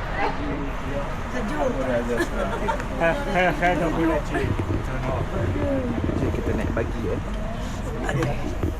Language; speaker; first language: Malay; native; Malay